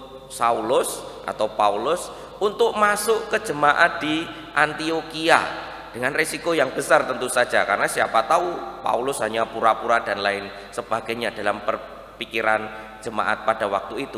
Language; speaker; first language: Indonesian; non-native, local second language; Javanese